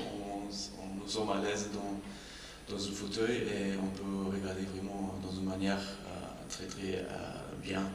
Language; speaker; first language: French; non-native, fluent; German